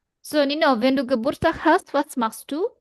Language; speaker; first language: German; non-native, fluent; Indonesian